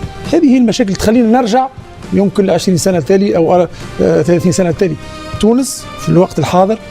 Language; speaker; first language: Arabic; native; Arabic